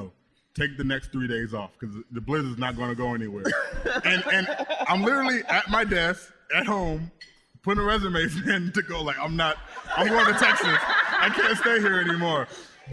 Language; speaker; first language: English; native; English